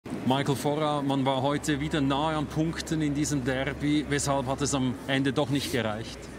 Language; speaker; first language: German; native; German